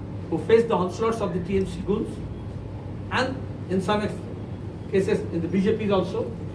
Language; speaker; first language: English; non-native, local second language; Bangla